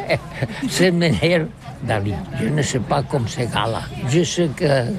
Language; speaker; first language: French; non-native, learner; Catalan